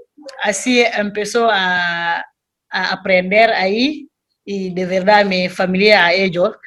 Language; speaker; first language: Spanish; non-native, learner; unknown